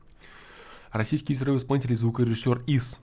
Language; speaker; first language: Russian; native; Russian